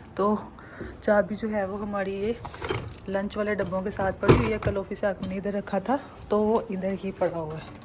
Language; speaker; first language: Urdu; native; Urdu